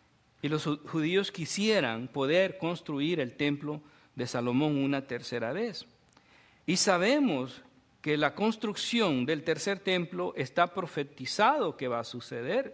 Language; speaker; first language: Spanish; native; Spanish